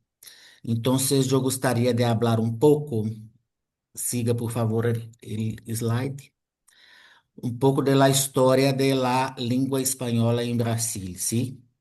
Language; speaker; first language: Spanish; non-native, fluent; Portuguese